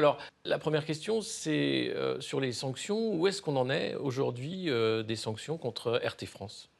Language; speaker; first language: French; native; French